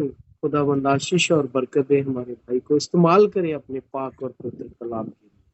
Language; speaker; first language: Hindi; non-native, local second language; Punjabi